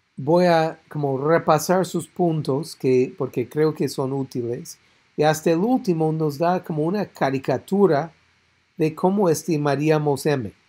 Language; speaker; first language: Spanish; non-native, fluent; English